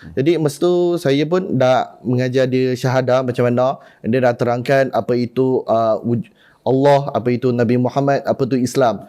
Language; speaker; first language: Malay; non-native, local second language; Chinese